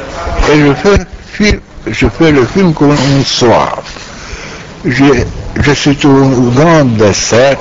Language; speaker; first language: French; non-native, learner; Romanian